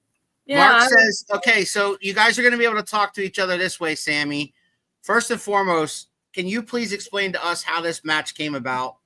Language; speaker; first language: English; native; English